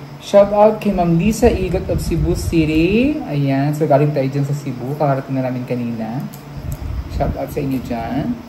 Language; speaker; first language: Filipino; non-native, local second language; Cebuano